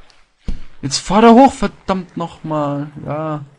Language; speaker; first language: German; native; German